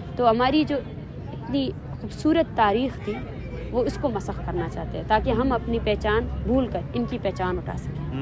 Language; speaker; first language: Urdu; non-native, local second language; Baluchi